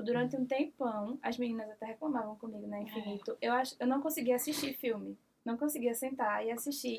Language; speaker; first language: Portuguese; native; Portuguese